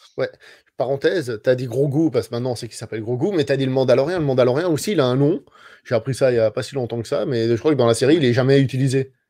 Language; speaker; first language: French; native; French